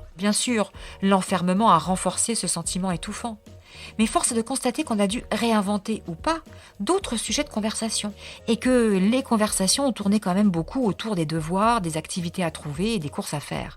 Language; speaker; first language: French; native; French